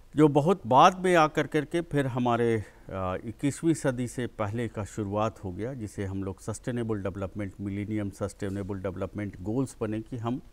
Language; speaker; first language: Hindi; native; Hindi